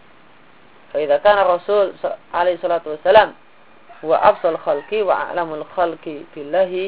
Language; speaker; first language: Arabic; non-native, fluent; Indonesian